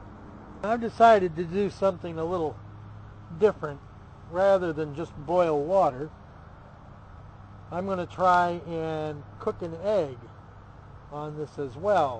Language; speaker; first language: English; native; English